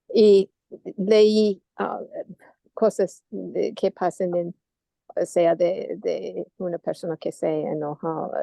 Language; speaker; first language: Spanish; non-native, learner; English